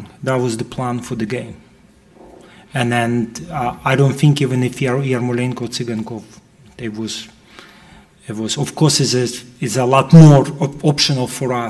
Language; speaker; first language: English; non-native, fluent; Russian